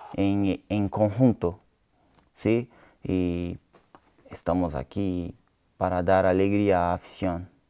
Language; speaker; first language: Spanish; non-native, learner; Portuguese